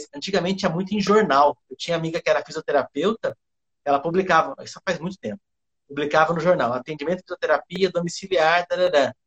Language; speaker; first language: Portuguese; early bilingual, other home language; Japanese